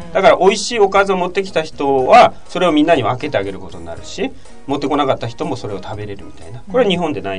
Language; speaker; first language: Japanese; native; Japanese